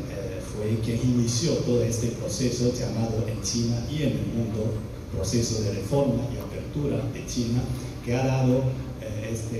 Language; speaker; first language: Spanish; non-native, fluent; Chinese